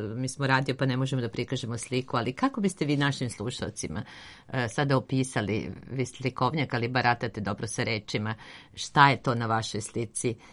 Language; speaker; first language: Serbian; native; Serbian